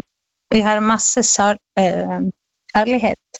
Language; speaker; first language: Norwegian; non-native, learner; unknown